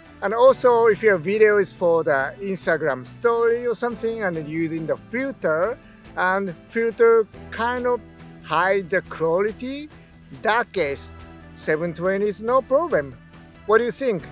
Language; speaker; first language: English; non-native, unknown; Japanese